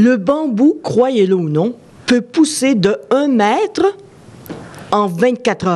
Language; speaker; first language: French; native; French